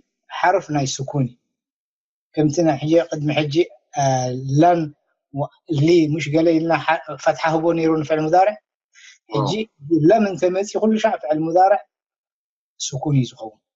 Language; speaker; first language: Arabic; non-native, fluent; Tigrinya